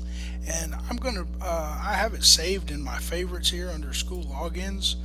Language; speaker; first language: English; native; English